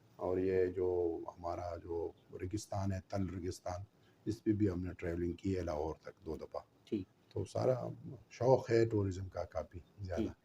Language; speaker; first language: Urdu; non-native, local second language; Pashto